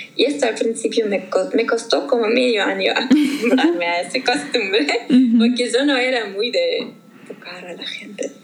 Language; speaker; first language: Spanish; non-native, fluent; German